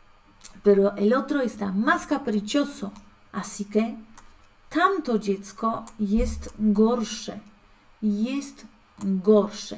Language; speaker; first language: Spanish; non-native, fluent; Polish